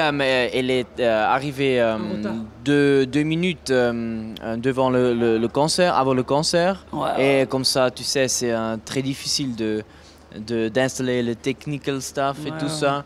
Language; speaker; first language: French; non-native, learner; German